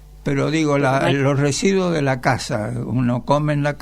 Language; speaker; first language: Spanish; native; Spanish